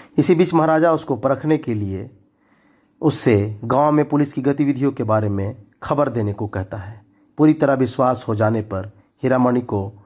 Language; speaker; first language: Hindi; native; Hindi